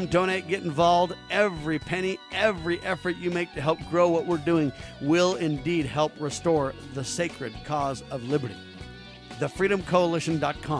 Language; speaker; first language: English; native; English